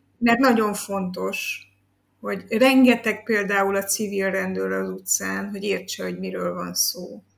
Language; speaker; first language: Hungarian; native; Hungarian